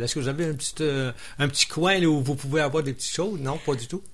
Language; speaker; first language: French; native; French